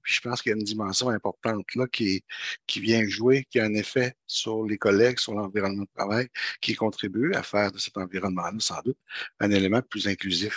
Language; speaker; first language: French; native; French